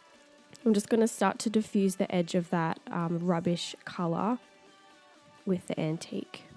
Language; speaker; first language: English; native; English